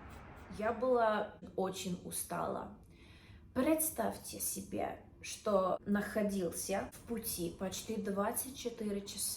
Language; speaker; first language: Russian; non-native, learner; English